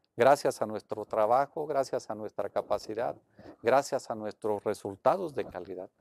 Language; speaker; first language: Spanish; native; Spanish